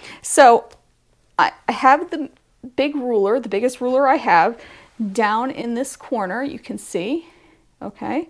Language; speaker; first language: English; native; English